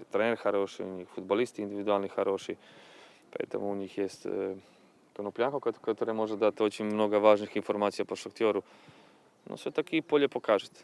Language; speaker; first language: Russian; non-native, fluent; Croatian